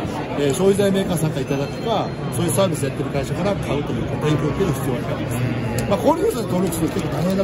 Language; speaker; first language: Japanese; native; Japanese